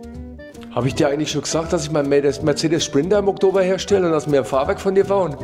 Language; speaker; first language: German; native; German